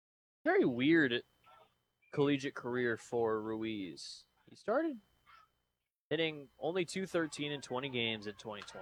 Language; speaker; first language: English; native; English